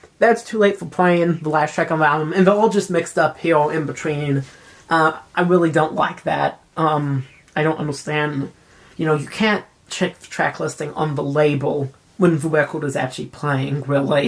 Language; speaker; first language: English; native; English